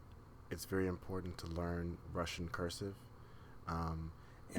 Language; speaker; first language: English; non-native, learner; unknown